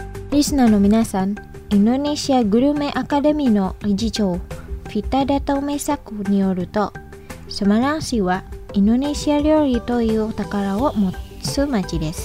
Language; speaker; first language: Japanese; non-native, fluent; Indonesian